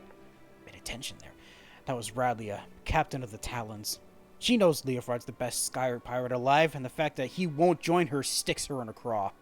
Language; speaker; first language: English; native; English